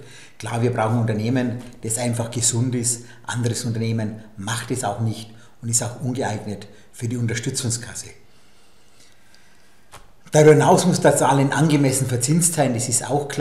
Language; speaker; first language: German; native; German